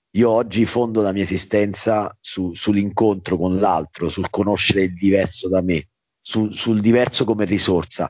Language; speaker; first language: Italian; native; Italian